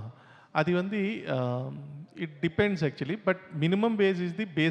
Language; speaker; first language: Kannada; non-native, local second language; Telugu